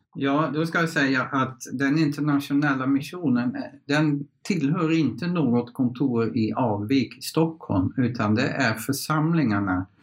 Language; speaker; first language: Swedish; non-native, fluent; Dutch